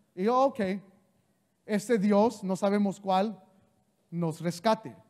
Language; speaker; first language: Spanish; early bilingual, heritage; Spanish